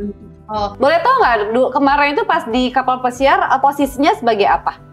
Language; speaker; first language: Indonesian; native; Indonesian